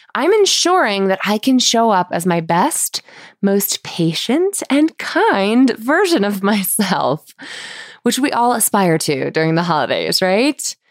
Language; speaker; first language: English; native; English